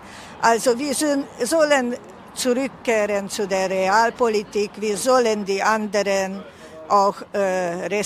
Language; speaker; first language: German; non-native, fluent; Hungarian